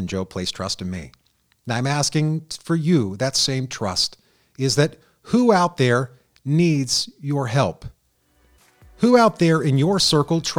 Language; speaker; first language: English; native; English